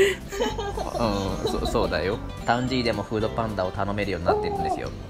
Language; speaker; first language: Japanese; native; Japanese